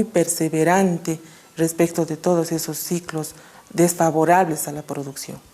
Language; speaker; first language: Spanish; native; Spanish